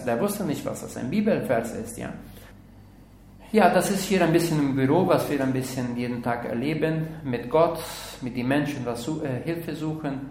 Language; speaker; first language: German; non-native, learner; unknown